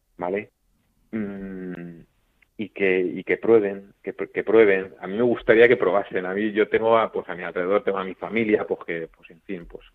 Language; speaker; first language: Spanish; native; Spanish